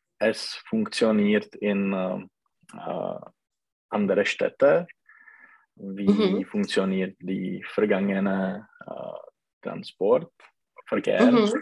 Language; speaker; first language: German; non-native, learner; Czech